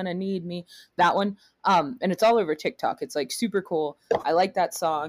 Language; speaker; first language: English; native; English